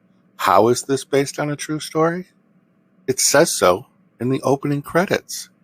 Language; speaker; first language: English; native; English